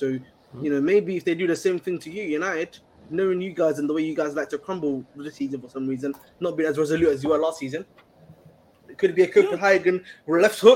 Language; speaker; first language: English; native; English